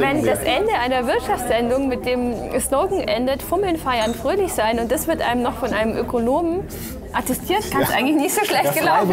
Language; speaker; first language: German; native; German